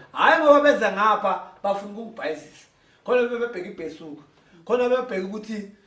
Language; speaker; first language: Zulu; native; Zulu